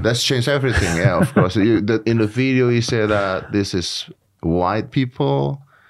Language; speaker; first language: English; non-native, fluent; Indonesian